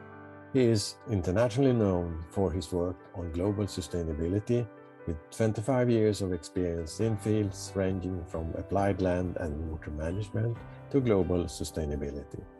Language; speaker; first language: English; non-native, fluent; Swedish